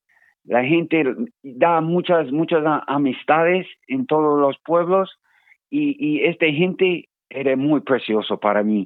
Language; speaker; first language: Spanish; non-native, learner; English